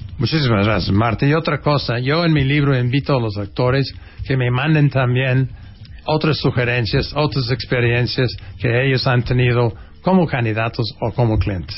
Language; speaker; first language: Spanish; non-native, fluent; English